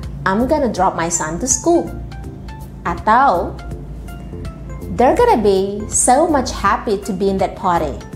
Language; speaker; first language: English; non-native, fluent; Indonesian